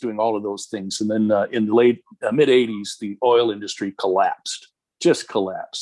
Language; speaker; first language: English; native; English